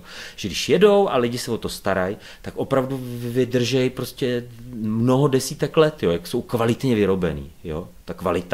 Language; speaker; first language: Czech; native; Czech